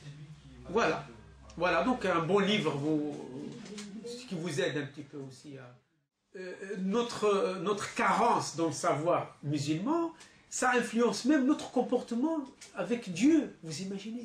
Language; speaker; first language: French; non-native, local second language; Arabic